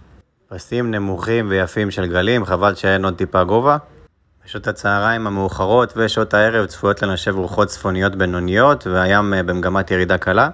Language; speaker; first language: Hebrew; native; Hebrew